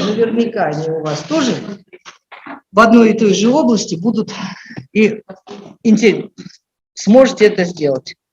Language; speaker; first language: Russian; native; Russian